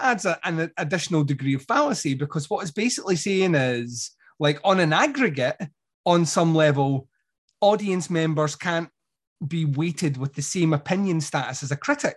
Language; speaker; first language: English; native; English